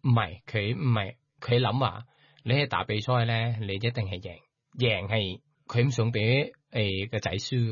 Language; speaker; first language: Cantonese; non-native, learner; Thai